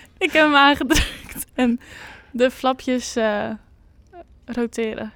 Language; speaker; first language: Dutch; native; Dutch